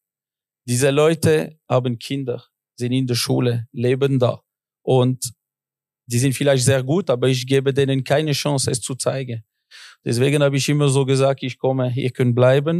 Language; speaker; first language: German; non-native, local second language; French